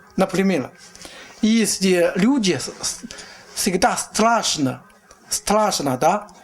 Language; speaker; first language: Russian; non-native, learner; Chinese